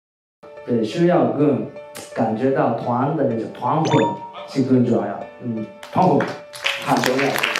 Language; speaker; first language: Chinese; non-native, fluent; Japanese